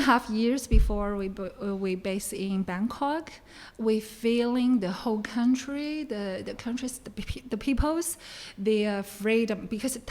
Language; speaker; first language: English; non-native, learner; Chinese